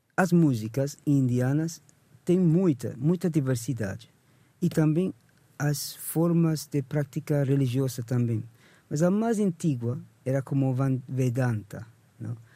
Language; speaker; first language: Portuguese; non-native, learner; English